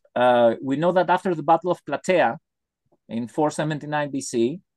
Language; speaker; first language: English; non-native, fluent; Greek